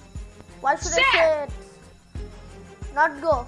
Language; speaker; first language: English; non-native, learner; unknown